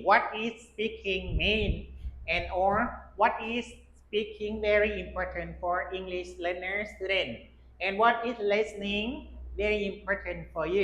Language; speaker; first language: English; non-native, learner; Lao